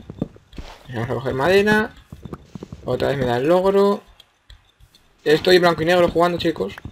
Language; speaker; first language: Spanish; native; Spanish